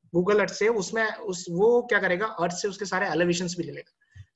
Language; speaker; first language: Hindi; native; Hindi